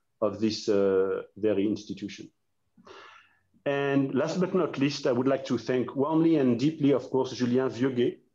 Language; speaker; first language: English; non-native, fluent; French